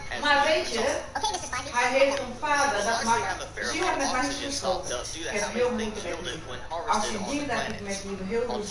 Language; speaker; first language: Dutch; non-native, learner; Portuguese